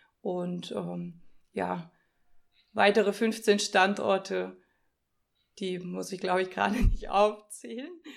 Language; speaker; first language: German; early bilingual, other home language; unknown